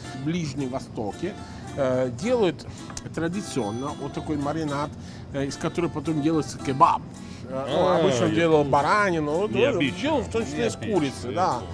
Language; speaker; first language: Russian; non-native, fluent; Italian